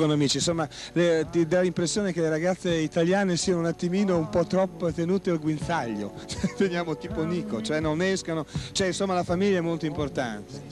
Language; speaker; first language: Italian; native; Italian